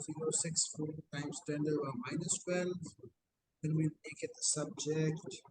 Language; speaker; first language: English; non-native, local second language; Urdu